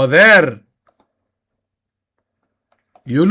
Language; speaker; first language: English; non-native, learner; Arabic